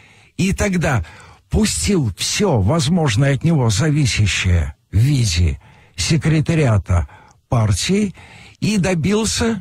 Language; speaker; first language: Russian; native; Russian